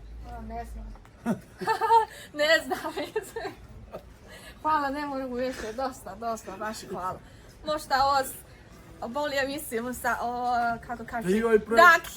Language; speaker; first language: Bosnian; non-native, learner; Chinese